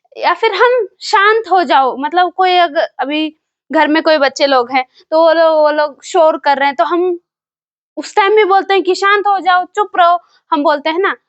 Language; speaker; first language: Hindi; non-native, local second language; Kannada